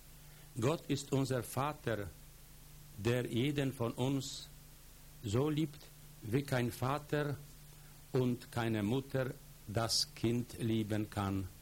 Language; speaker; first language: German; non-native, fluent; Polish